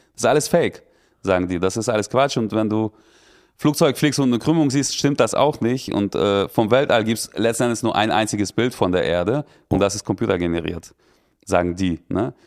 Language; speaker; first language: German; early bilingual, other home language; Russian